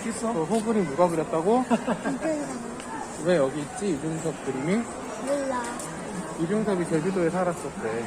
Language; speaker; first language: Korean; native; Korean